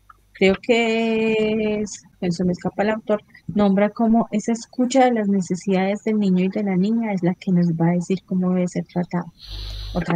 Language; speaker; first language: Spanish; native; Spanish